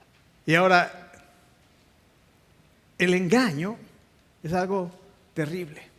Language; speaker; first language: Spanish; native; Spanish